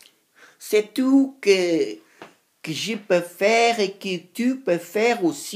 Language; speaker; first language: French; non-native, learner; Spanish